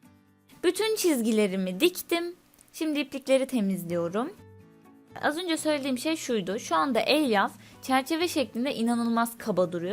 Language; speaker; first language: Turkish; native; Turkish